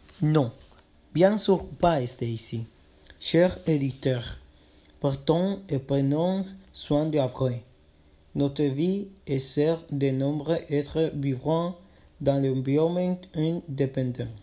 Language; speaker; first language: French; non-native, learner; Spanish